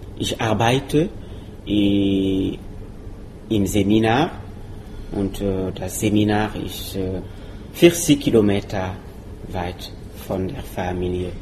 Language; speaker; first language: German; non-native, learner; Mossi